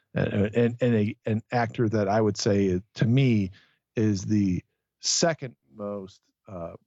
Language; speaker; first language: English; native; English